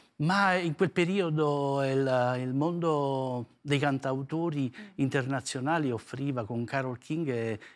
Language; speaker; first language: Italian; native; Italian